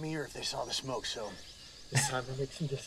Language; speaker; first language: English; native; English